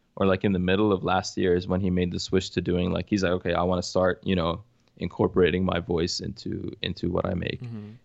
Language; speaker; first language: English; early bilingual, other home language; Arabic